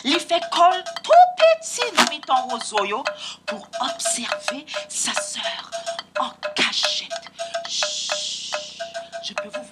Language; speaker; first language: French; non-native, local second language; Haitian Creole